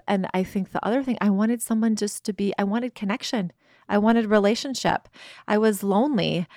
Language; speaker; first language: English; native; English